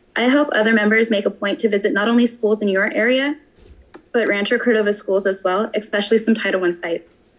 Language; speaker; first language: English; native; English